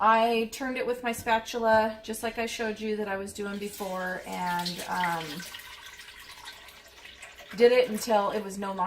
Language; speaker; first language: English; native; English